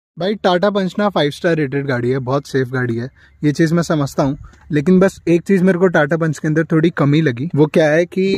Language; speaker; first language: Hindi; native; Hindi